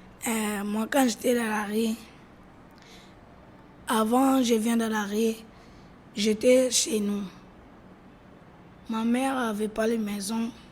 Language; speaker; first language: French; non-native, learner; Lingala